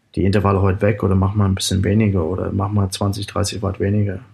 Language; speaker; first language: German; non-native, fluent; English